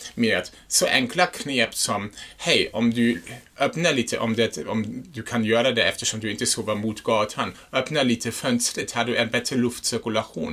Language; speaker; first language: Swedish; non-native, fluent; German